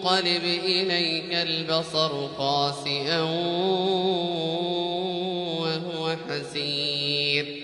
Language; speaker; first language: Arabic; native; Arabic